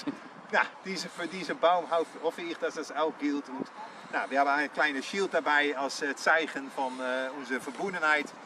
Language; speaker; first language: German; non-native, learner; Dutch